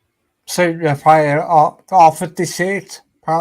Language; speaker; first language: English; native; English